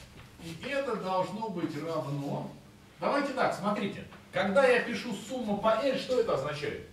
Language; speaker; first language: Russian; native; Russian